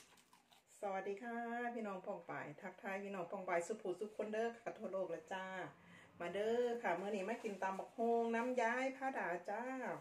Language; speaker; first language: Thai; non-native, local second language; Lao